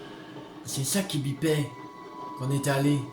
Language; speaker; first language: French; native; French